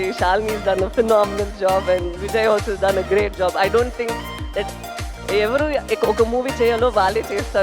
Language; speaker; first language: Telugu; non-native, fluent; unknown